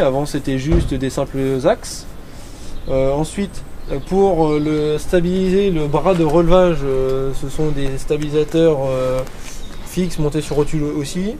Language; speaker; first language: French; native; French